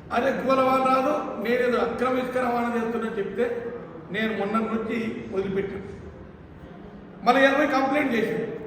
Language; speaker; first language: Telugu; native; Telugu